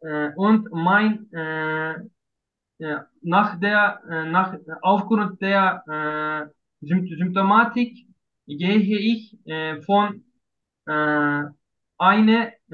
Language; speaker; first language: German; non-native, learner; Turkish